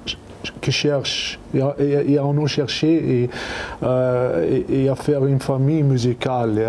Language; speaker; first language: French; non-native, learner; Arabic